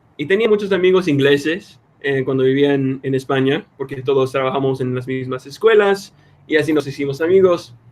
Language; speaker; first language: Spanish; non-native, fluent; English